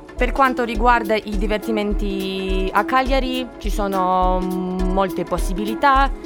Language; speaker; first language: Italian; non-native, fluent; Russian